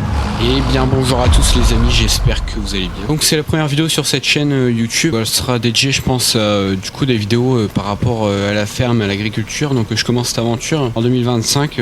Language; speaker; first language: French; native; French